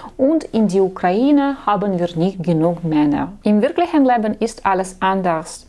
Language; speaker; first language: German; non-native, learner; Russian